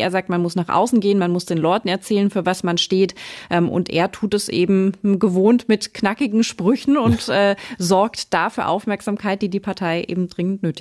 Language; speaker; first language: German; native; German